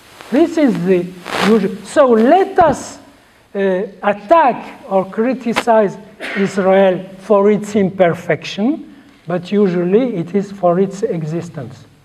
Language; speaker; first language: English; non-native, fluent; Arabic